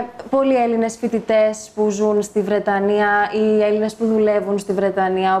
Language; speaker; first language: Greek; native; Greek